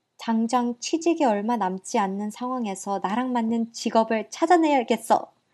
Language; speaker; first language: Korean; early bilingual, heritage; Korean